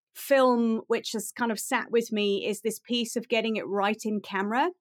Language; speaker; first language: English; native; English